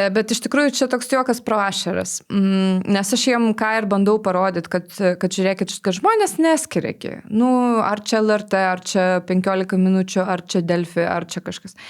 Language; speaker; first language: Lithuanian; non-native, local second language; Polish